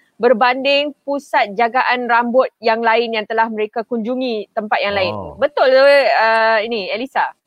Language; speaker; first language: Malay; native; Malay